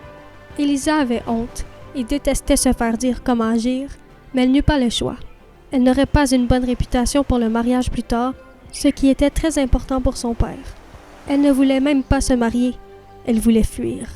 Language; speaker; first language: French; native; French